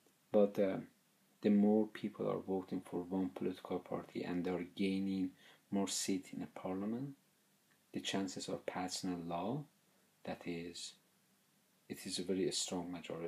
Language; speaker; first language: English; non-native, fluent; Persian